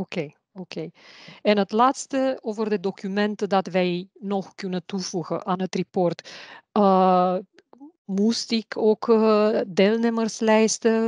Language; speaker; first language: Dutch; non-native, learner; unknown